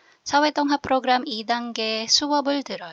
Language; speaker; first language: Korean; non-native, fluent; Filipino